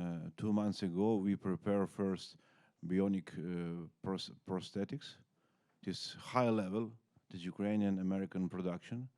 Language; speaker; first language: English; non-native, learner; Ukrainian